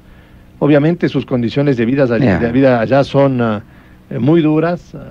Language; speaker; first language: Spanish; native; Spanish